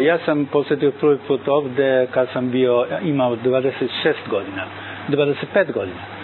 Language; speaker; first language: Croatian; non-native, learner; Japanese